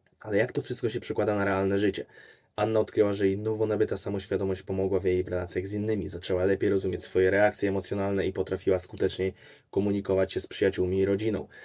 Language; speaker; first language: Polish; native; Polish